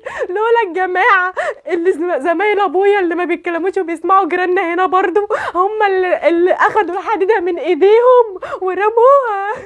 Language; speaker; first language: Arabic; native; Arabic